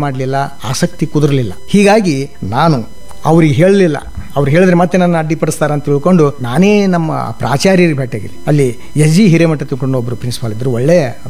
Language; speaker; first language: Kannada; non-native, local second language; Marathi